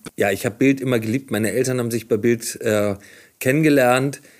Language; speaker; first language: German; native; German